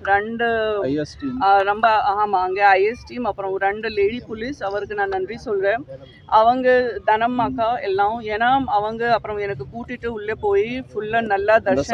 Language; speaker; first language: Tamil; non-native, fluent; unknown